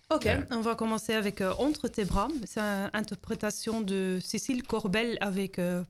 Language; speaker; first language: French; non-native, local second language; Dutch